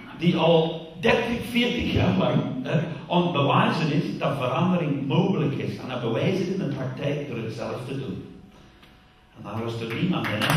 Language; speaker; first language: Dutch; non-native, fluent; English